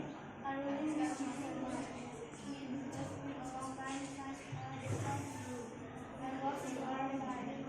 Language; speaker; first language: English; non-native, learner; Indonesian